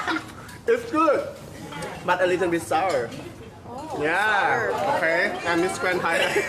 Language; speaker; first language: English; non-native, learner; Thai